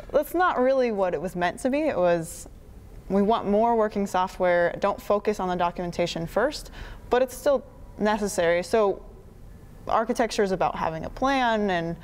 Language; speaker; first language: English; native; English